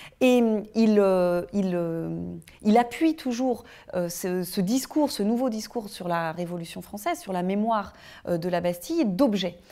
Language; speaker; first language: French; native; French